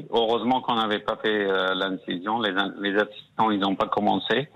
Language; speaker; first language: French; non-native, fluent; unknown